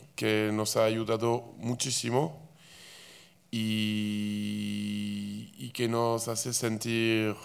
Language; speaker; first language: Spanish; non-native, fluent; Basque